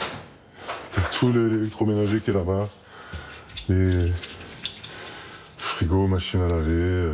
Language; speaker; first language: French; native; French